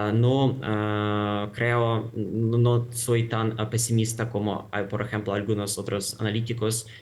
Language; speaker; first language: Spanish; non-native, fluent; Ukrainian